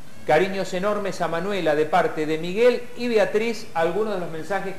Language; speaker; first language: Spanish; native; Spanish